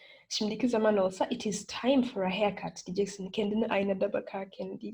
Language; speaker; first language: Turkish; non-native, learner; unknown